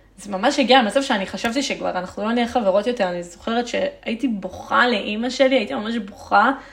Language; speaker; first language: Hebrew; early bilingual, other home language; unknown